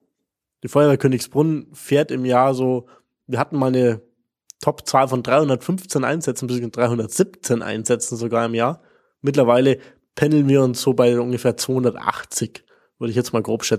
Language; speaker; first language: German; native; German